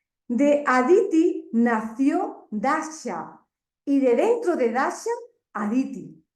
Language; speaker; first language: Spanish; native; Spanish